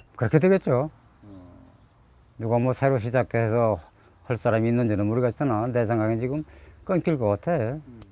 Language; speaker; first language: Korean; native; Korean